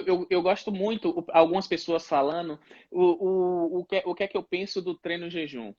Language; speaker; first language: Portuguese; native; Portuguese